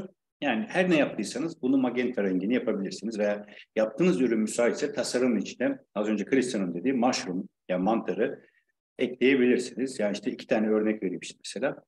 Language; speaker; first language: Turkish; native; Turkish